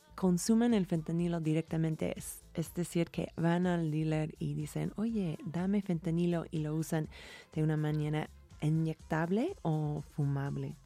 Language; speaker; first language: Spanish; non-native, fluent; English